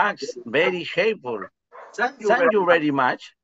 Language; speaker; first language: English; non-native, learner; Spanish